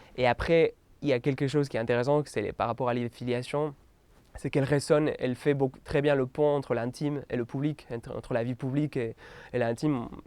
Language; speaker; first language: French; non-native, fluent; Spanish